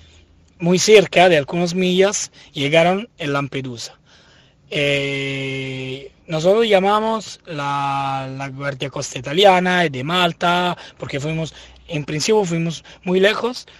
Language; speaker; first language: Spanish; non-native, fluent; Italian